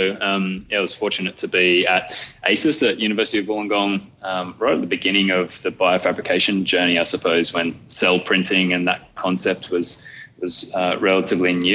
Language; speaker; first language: English; native; English